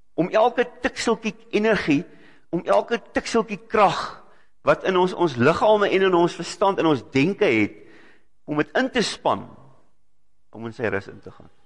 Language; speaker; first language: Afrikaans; native; Afrikaans